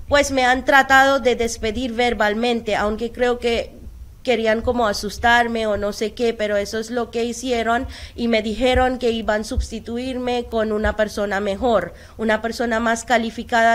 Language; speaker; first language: Spanish; non-native, fluent; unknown